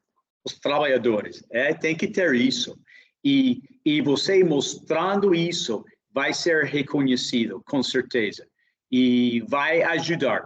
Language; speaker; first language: Portuguese; non-native, fluent; English